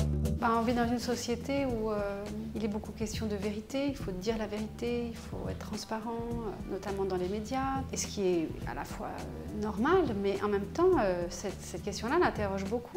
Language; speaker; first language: French; native; French